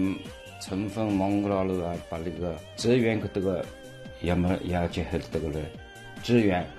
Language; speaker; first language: Mongolian; non-native, local second language; Chinese